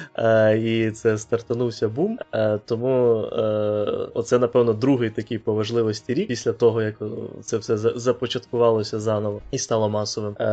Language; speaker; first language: Ukrainian; non-native, local second language; Russian